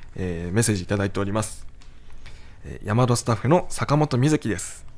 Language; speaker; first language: Japanese; native; Japanese